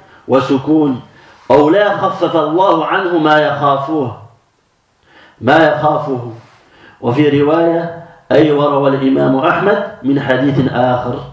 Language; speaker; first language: Arabic; non-native, fluent; French